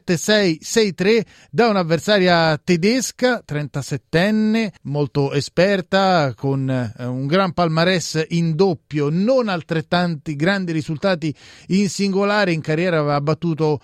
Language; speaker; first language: Italian; native; Italian